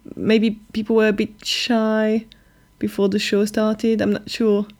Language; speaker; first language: English; non-native, fluent; French